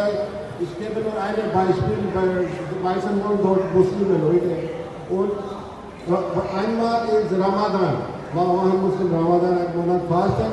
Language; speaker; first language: German; non-native, learner; Urdu